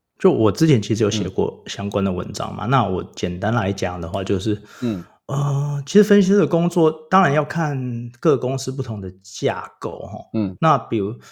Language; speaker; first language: Chinese; native; Chinese